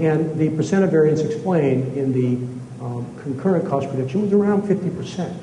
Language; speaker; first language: English; native; English